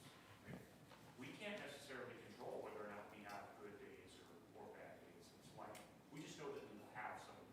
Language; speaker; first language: English; native; English